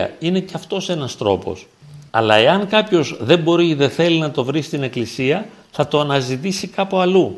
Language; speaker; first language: Greek; native; Greek